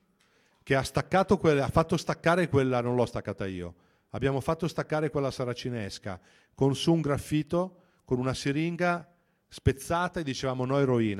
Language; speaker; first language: Italian; native; Italian